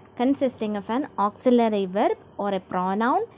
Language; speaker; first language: English; non-native, local second language; Malayalam